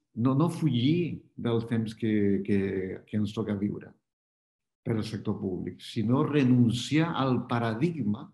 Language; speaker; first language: Catalan; non-native, local second language; Spanish